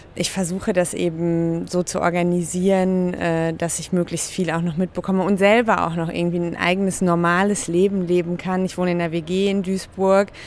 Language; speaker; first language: German; native; German